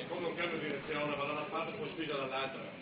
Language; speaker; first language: Italian; native; Italian